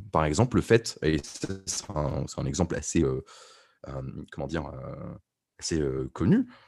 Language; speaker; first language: French; non-native, local second language; Arabic